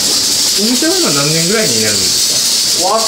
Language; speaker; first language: Japanese; native; Japanese